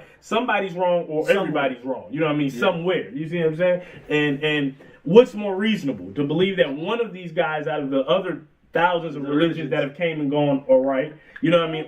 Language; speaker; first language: English; native; English